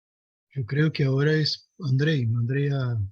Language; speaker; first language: Spanish; non-native, fluent; Portuguese